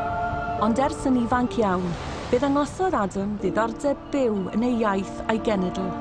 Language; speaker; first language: Welsh; native; Welsh